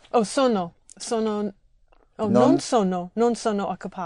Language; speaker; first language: Italian; non-native, learner; English